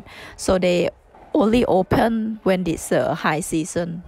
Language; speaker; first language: English; non-native, learner; Thai